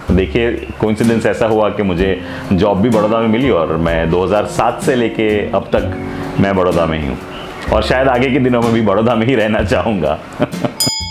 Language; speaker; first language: Hindi; non-native, local second language; Gujarati